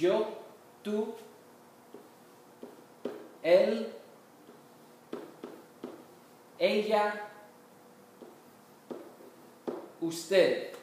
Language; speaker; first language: Spanish; non-native, fluent; English